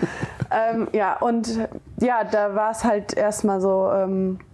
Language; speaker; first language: German; native; German